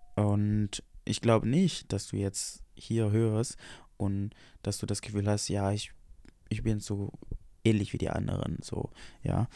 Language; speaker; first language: German; non-native, fluent; Indonesian